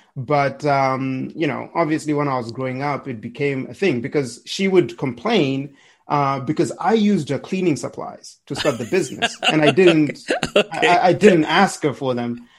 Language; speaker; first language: English; non-native, local second language; Shona